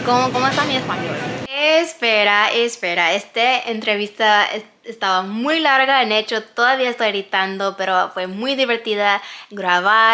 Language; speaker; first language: Spanish; non-native, learner; English